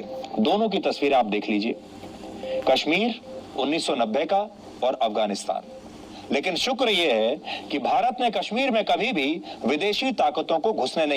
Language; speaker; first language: Hindi; native; Hindi